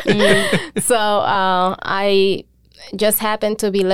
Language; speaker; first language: English; non-native, fluent; Mandingo